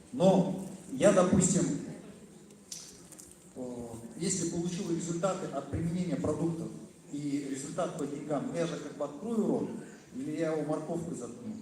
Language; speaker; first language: Russian; native; Russian